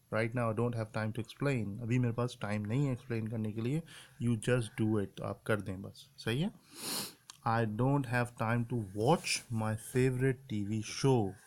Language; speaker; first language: Urdu; native; Urdu